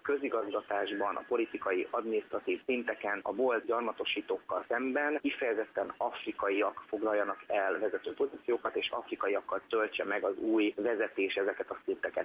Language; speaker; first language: Hungarian; native; Hungarian